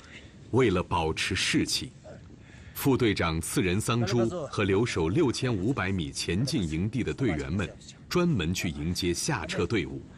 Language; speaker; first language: Chinese; native; Chinese